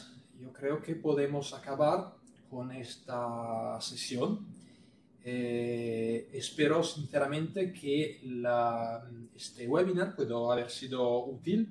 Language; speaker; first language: Spanish; non-native, fluent; Italian